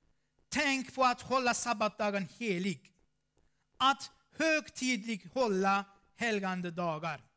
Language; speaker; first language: Swedish; non-native, fluent; Armenian